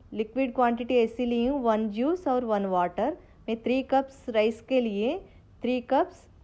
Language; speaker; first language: Hindi; non-native, local second language; Telugu